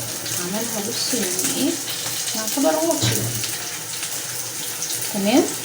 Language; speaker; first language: Arabic; native; Arabic